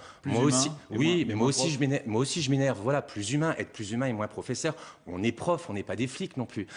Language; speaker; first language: French; native; French